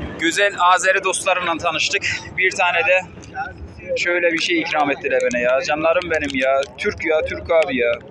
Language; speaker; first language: Turkish; native; Turkish